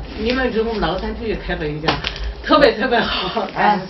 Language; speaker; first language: Chinese; native; Chinese